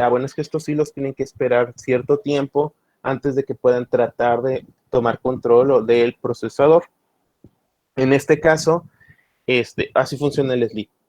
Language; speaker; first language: Spanish; native; Spanish